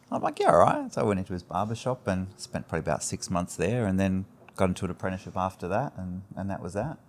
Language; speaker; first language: English; early bilingual, other home language; Greek